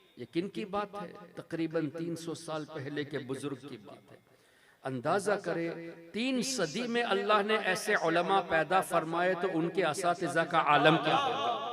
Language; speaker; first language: Urdu; non-native, fluent; Tamil